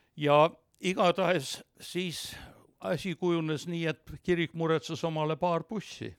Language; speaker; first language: Estonian; early bilingual, heritage; Estonian